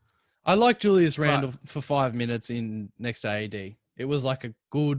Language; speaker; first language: English; native; English